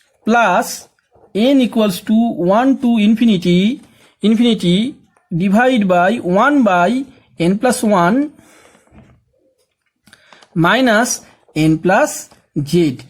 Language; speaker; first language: English; non-native, local second language; Bangla